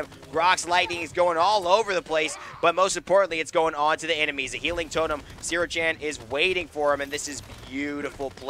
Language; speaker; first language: English; native; English